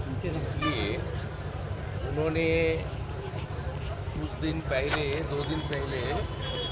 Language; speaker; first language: Hindi; non-native, local second language; Bangla